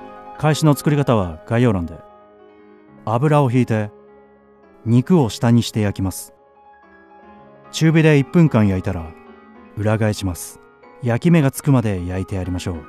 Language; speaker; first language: Japanese; native; Japanese